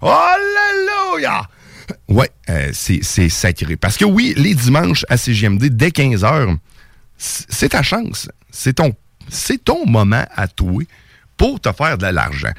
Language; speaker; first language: French; native; French